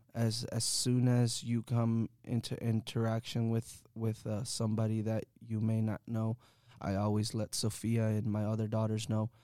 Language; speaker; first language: English; early bilingual, other home language; Spanish